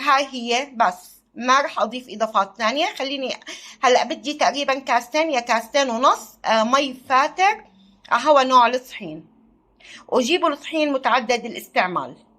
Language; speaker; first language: Arabic; native; Arabic